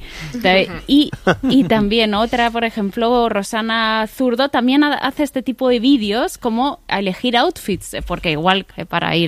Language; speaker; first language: Spanish; native; Spanish